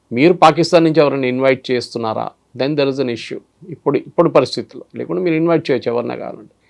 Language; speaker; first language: Telugu; non-native, fluent; Malayalam